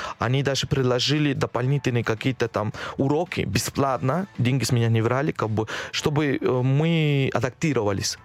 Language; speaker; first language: Russian; non-native, fluent; Spanish